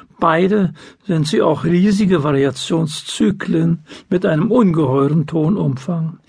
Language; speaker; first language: German; native; German